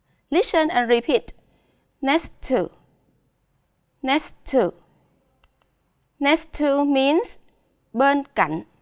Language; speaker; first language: English; non-native, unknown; Vietnamese